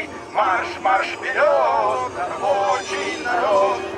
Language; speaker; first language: Russian; native; Russian